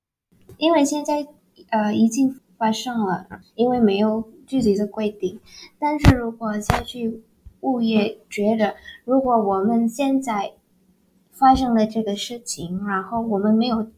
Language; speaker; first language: Chinese; non-native, learner; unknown